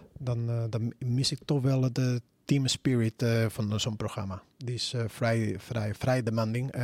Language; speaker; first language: Dutch; non-native, fluent; Spanish